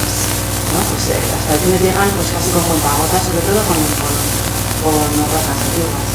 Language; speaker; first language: Spanish; native; Spanish